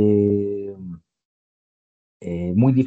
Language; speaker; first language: Spanish; native; Spanish